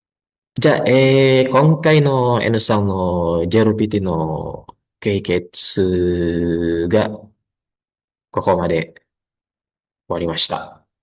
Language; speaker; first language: Japanese; non-native, learner; Indonesian